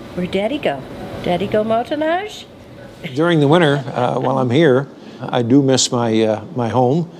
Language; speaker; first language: English; native; English